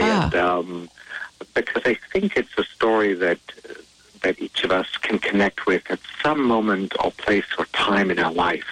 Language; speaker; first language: English; native; English